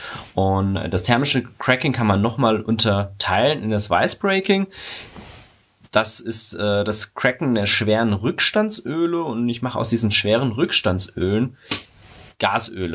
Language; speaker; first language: German; native; German